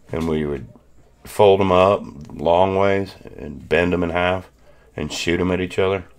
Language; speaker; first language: English; native; English